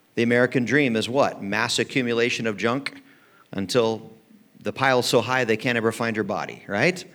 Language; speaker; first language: English; native; English